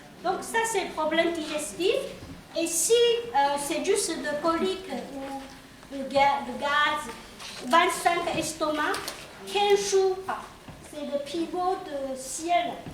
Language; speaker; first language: French; non-native, local second language; Chinese